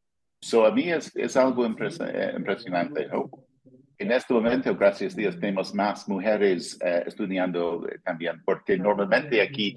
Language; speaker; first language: Spanish; non-native, fluent; English